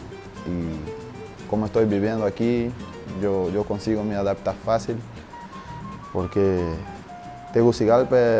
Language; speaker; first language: Spanish; non-native, learner; Portuguese